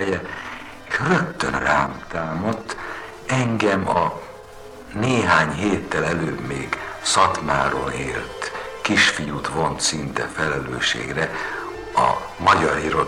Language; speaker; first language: Hungarian; native; Hungarian